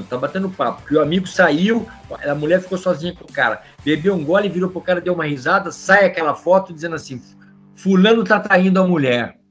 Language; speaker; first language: Portuguese; native; Portuguese